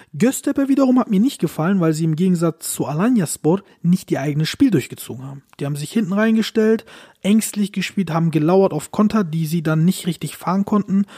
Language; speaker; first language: German; early bilingual, other home language; Turkish